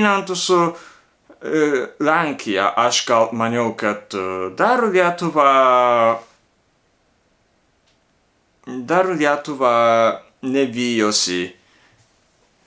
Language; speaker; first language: Lithuanian; non-native, learner; Japanese